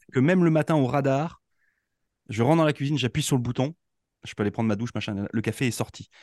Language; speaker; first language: French; native; French